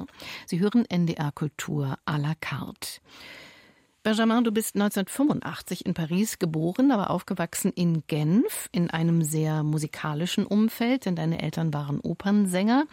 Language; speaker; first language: German; native; German